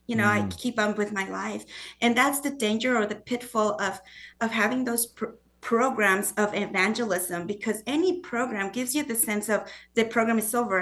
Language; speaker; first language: English; non-native, fluent; Spanish